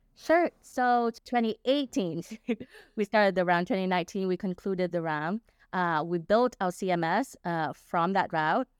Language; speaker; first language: English; non-native, fluent; Vietnamese